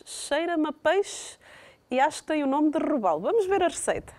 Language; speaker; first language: Portuguese; native; Portuguese